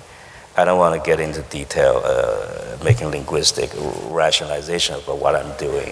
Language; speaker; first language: English; non-native, fluent; Chinese